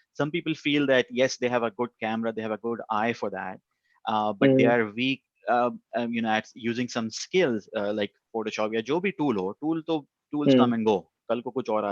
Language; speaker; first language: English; non-native, local second language; Hindi